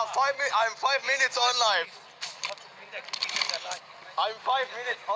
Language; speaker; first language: English; non-native, fluent; Indonesian